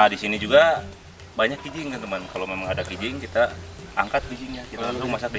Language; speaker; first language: Indonesian; non-native, local second language; Sundanese